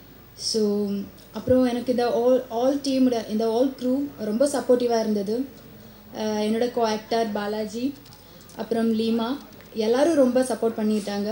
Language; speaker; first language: Tamil; non-native, learner; Malayalam